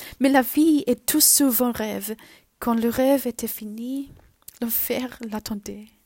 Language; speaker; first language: French; non-native, learner; Chinese